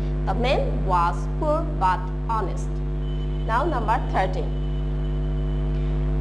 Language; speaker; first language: English; non-native, local second language; Bangla